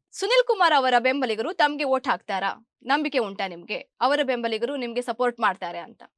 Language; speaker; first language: Kannada; native; Kannada